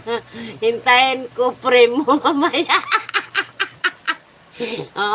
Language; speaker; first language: Filipino; native; Filipino